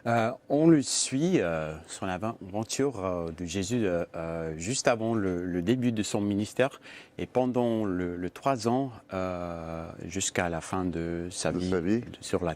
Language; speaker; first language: French; non-native, learner; English